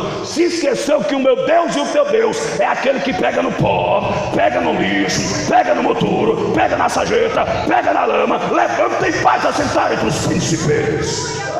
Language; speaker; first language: Portuguese; native; Portuguese